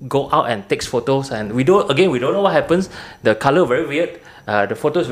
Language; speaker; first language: English; non-native, local second language; Min Nan Chinese